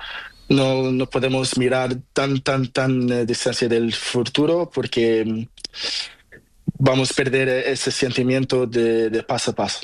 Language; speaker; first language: Spanish; non-native, learner; Portuguese